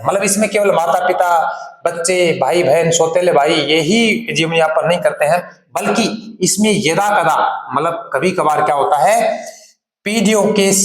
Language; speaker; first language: Hindi; native; Hindi